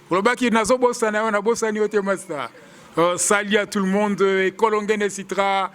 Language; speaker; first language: French; non-native, local second language; Lingala